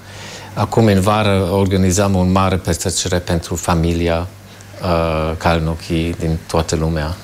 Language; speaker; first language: Romanian; non-native, fluent; German